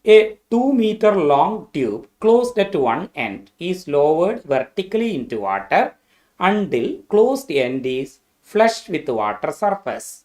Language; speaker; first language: English; non-native, local second language; Malayalam